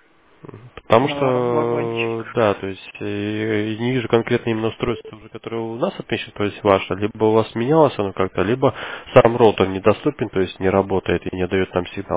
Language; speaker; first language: Russian; native; Russian